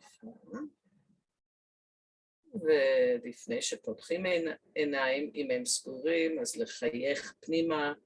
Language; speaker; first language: Hebrew; non-native, fluent; English